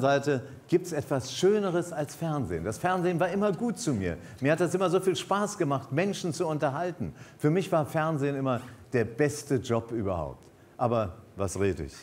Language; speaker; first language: German; native; German